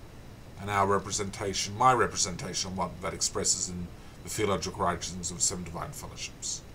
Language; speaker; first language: English; native; English